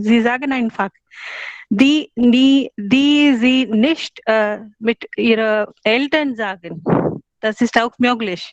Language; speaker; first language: German; non-native, learner; Hindi